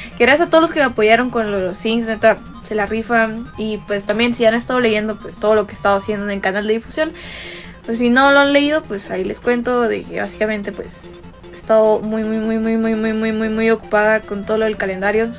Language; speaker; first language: Spanish; native; Spanish